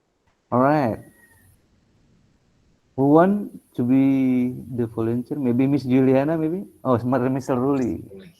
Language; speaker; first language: English; non-native, local second language; Indonesian